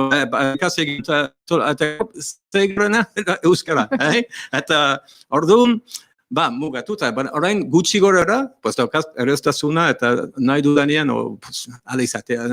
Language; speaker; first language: Basque; non-native, learner; English